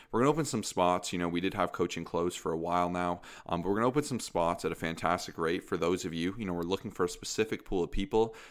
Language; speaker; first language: English; native; English